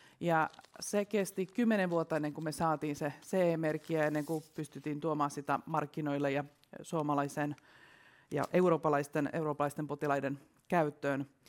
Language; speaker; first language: Finnish; non-native, fluent; Russian